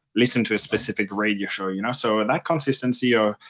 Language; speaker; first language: English; non-native, fluent; French